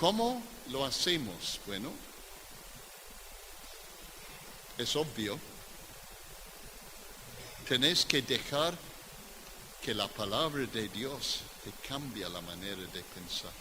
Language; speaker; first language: Spanish; non-native, fluent; English